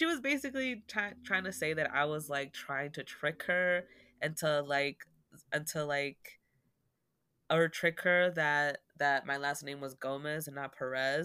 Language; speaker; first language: English; early bilingual, other home language; Spanish